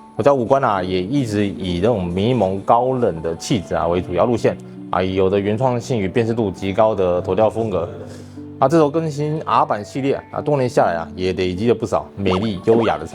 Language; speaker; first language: Chinese; native; Chinese